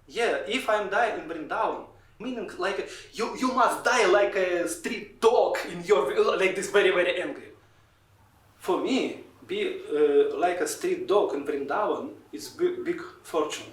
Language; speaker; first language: English; non-native, learner; Russian